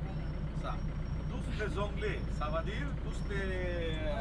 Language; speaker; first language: French; non-native, learner; Hindi